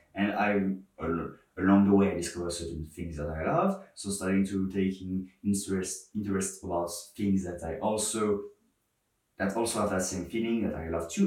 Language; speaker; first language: English; non-native, fluent; French